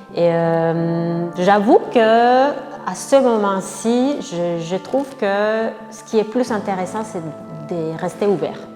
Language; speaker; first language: French; non-native, fluent; Spanish